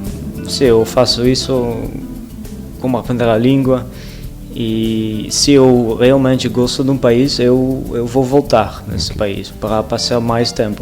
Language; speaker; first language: Portuguese; non-native, learner; Dutch